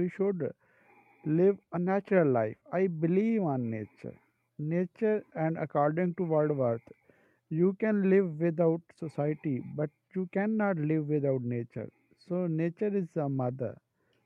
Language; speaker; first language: English; non-native, local second language; Urdu